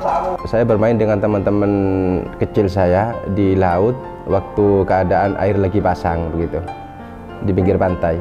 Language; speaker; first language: Indonesian; non-native, local second language; Madurese